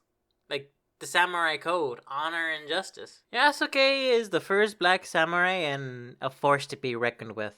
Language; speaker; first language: English; native; English